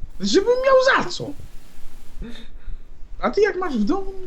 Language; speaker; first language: Polish; native; Polish